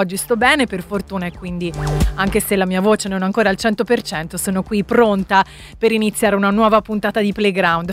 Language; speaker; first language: Italian; native; Italian